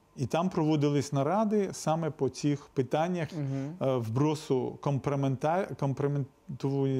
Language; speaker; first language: Ukrainian; non-native, local second language; Russian